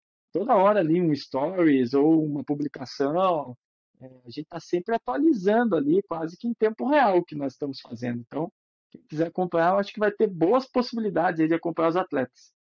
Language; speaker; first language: Portuguese; native; Portuguese